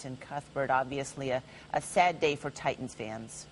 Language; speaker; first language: English; native; English